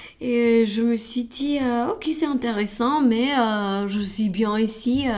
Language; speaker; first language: French; non-native, learner; Romanian